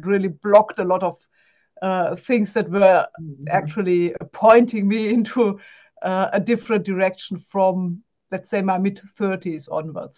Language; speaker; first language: English; non-native, fluent; German